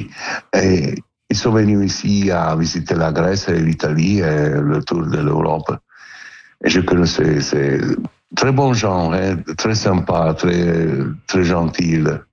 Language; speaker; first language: French; non-native, learner; Italian